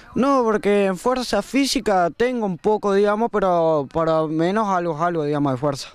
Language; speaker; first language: Spanish; native; Spanish